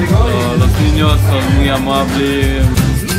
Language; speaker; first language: Spanish; non-native, learner; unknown